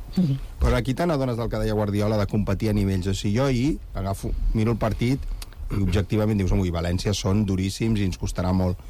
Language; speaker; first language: Catalan; native; Catalan